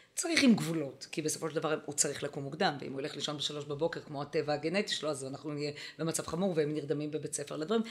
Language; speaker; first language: Hebrew; native; Hebrew